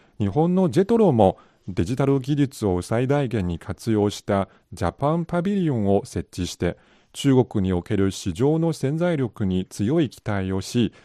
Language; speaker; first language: Japanese; non-native, fluent; Chinese